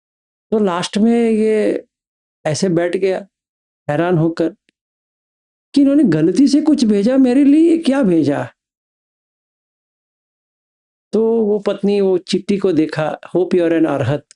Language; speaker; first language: Hindi; native; Hindi